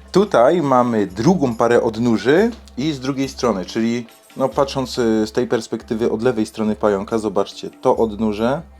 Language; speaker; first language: Polish; native; Polish